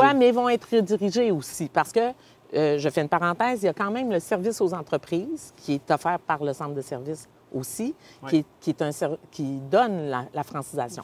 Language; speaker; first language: French; native; French